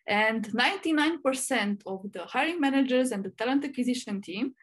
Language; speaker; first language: English; non-native, fluent; Romanian